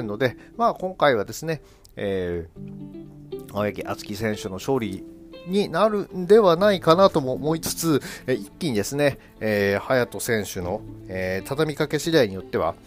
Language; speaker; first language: Japanese; native; Japanese